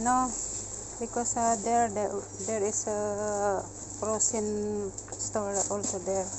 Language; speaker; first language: English; non-native, local second language; Filipino